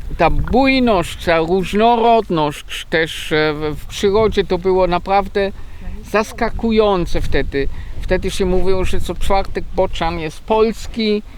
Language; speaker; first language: Polish; non-native, fluent; German